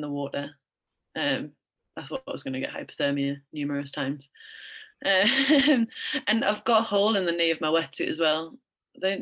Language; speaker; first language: English; native; English